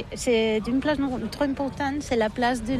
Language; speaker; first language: French; non-native, learner; Catalan